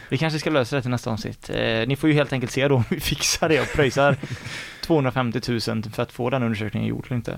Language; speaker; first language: Swedish; native; Swedish